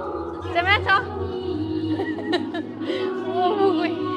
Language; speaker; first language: Chinese; non-native, learner; Indonesian